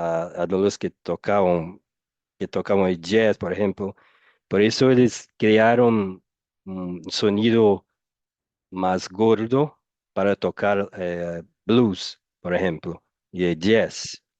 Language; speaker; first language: Spanish; non-native, fluent; Portuguese